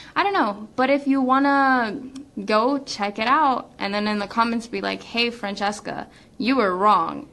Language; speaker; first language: English; native; English